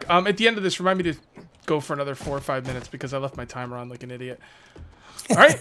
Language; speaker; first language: English; native; English